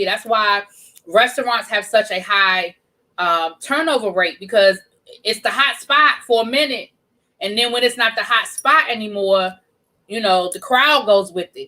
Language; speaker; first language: English; native; English